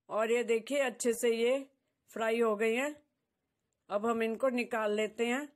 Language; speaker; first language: Hindi; native; Hindi